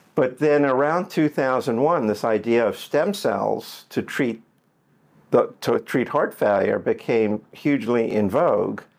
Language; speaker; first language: English; native; English